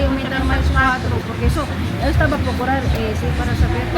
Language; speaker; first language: Portuguese; non-native, learner; Filipino